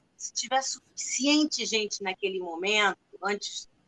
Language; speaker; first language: Portuguese; non-native, fluent; English